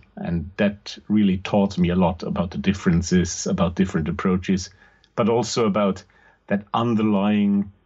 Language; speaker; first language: English; non-native, fluent; German